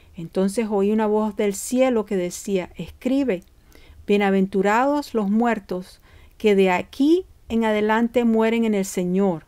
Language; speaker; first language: Spanish; early bilingual, heritage; Spanish